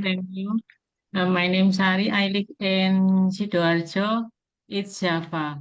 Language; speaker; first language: English; non-native, learner; Indonesian